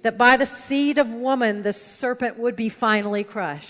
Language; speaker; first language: English; native; English